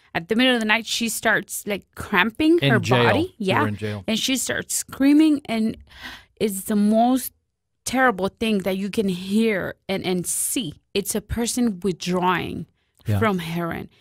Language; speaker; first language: English; non-native, fluent; Spanish